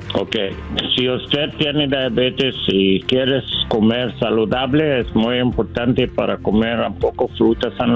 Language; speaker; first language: Spanish; non-native, learner; English